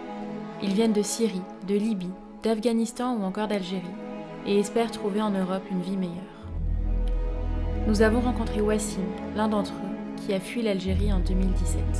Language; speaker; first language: French; native; French